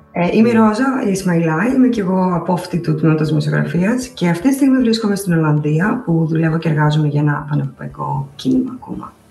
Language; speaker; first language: Greek; early bilingual, other home language; Albanian